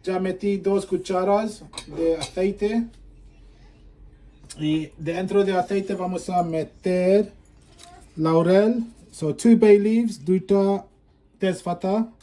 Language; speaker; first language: Spanish; non-native, fluent; Sylheti